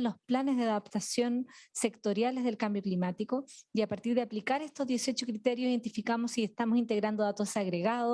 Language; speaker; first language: Spanish; native; Spanish